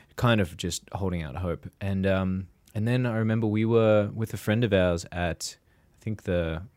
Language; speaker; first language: English; native; English